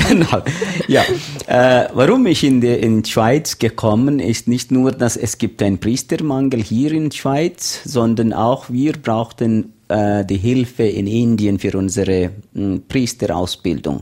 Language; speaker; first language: German; non-native, learner; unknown